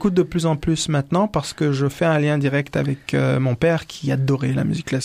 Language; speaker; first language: French; non-native, local second language; Kinyarwanda